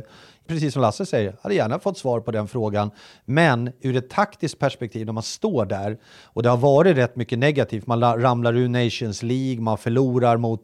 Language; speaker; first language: Swedish; native; Swedish